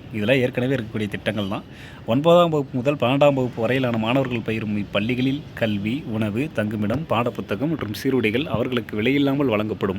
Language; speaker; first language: Tamil; native; Tamil